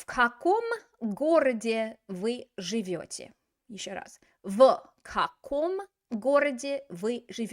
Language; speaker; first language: Russian; non-native, fluent; English